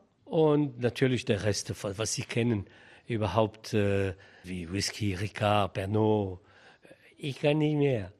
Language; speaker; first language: German; non-native, fluent; Arabic